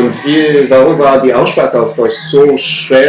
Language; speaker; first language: German; non-native, fluent; English